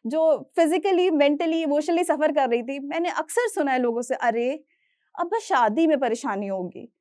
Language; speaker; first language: Hindi; native; Hindi